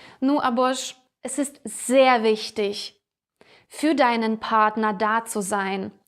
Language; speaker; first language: German; non-native, fluent; Ukrainian